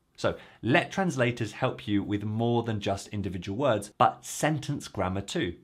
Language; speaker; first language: English; native; English